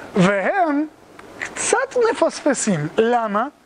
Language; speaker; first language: Hebrew; native; Hebrew